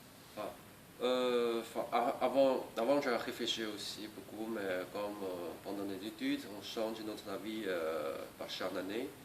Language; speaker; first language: French; non-native, learner; Chinese